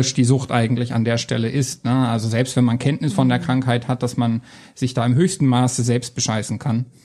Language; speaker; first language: German; native; German